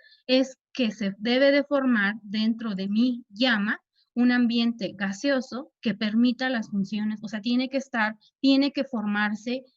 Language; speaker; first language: Spanish; native; Spanish